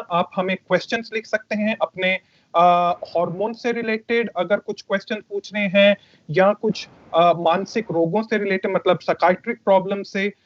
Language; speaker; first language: Hindi; native; Hindi